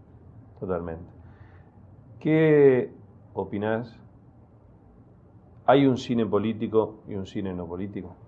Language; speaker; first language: Spanish; native; Spanish